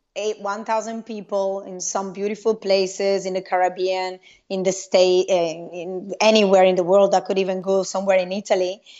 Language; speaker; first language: English; non-native, fluent; Italian